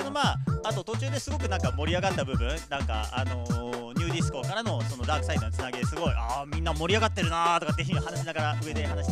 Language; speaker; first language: Japanese; native; Japanese